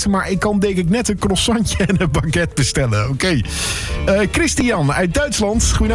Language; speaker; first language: Dutch; native; Dutch